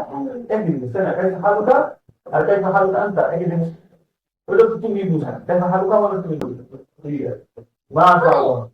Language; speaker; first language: Arabic; non-native, learner; Bangla